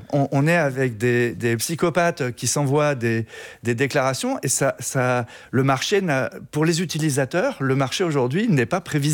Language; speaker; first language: French; native; French